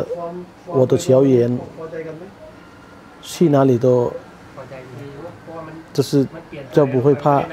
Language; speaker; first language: Chinese; non-native, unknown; Thai